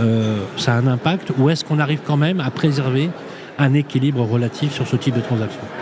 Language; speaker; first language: French; native; French